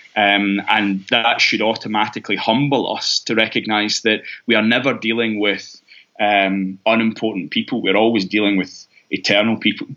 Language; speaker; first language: English; native; English